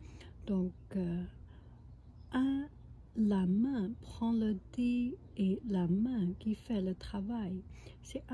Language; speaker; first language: French; non-native, fluent; Chinese